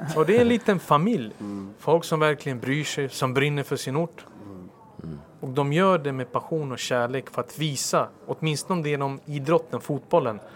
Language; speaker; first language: Swedish; early bilingual, other home language; Serbian